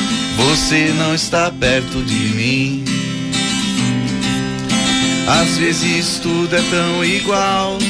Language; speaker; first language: Portuguese; native; Portuguese